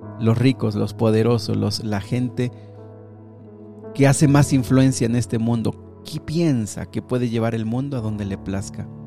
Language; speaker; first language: Spanish; native; Spanish